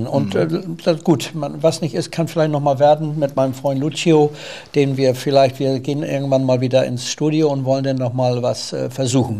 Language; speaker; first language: German; native; German